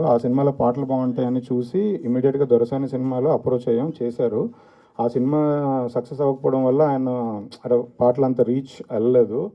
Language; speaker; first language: Telugu; native; Telugu